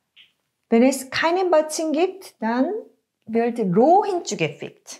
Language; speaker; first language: German; non-native, fluent; Korean